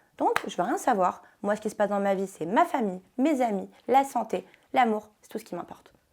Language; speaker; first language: French; early bilingual, heritage; French